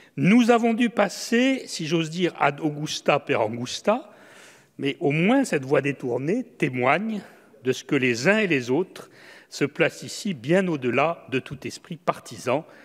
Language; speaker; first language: French; native; French